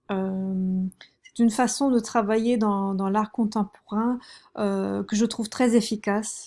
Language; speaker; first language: French; non-native, fluent; German